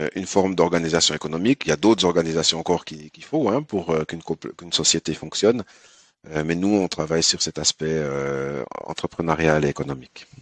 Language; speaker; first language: French; early bilingual, other home language; Haitian Creole